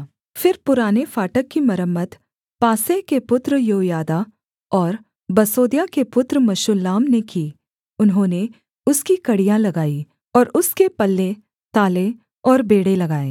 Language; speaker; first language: Hindi; native; Hindi